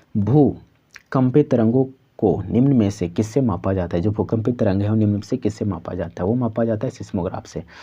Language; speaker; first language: Hindi; non-native, local second language; Santali